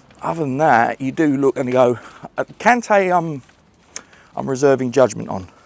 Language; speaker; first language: English; native; English